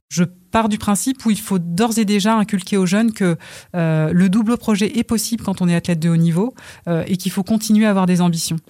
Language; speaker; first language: French; early bilingual, other home language; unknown